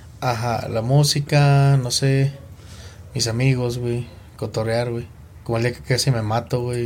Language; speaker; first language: Spanish; native; Spanish